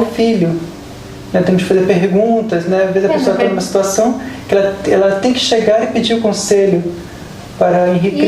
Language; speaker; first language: Portuguese; native; Portuguese